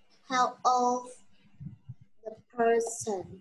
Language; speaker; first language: English; non-native, learner; Vietnamese